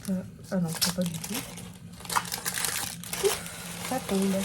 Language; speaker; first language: French; native; French